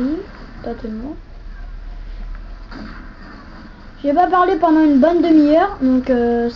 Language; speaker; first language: French; native; French